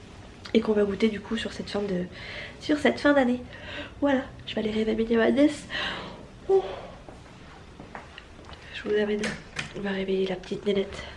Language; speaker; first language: French; native; French